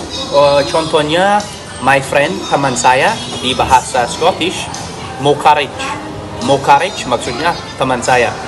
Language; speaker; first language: Indonesian; non-native, fluent; English